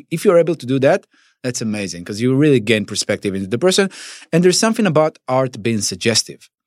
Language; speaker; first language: English; non-native, fluent; Hebrew